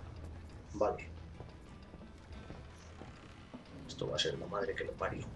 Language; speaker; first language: Spanish; native; Spanish